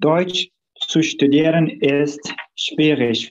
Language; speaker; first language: German; non-native, fluent; Turkish